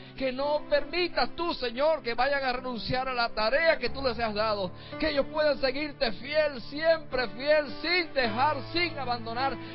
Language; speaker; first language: Spanish; native; Spanish